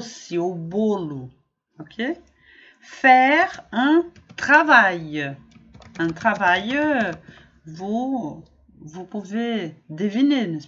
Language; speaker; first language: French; non-native, fluent; Portuguese